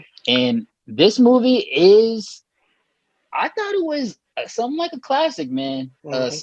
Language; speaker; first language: English; native; English